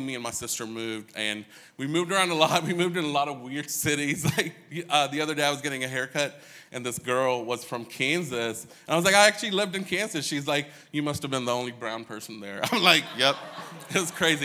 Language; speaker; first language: English; early bilingual, other home language; Hindi